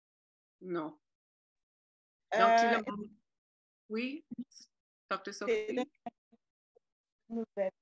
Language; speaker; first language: French; non-native, fluent; English